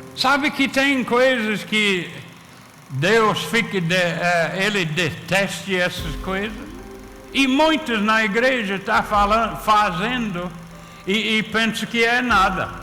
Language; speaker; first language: Portuguese; non-native, fluent; English